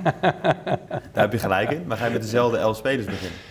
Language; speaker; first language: Dutch; native; Dutch